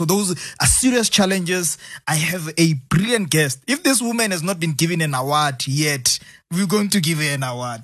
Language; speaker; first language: English; non-native, local second language; Zulu